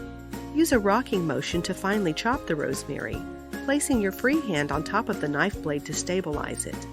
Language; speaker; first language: English; native; English